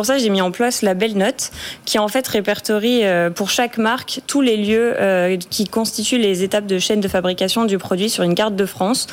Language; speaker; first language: French; native; French